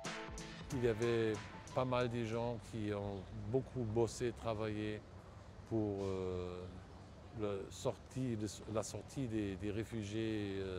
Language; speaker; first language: French; non-native, fluent; German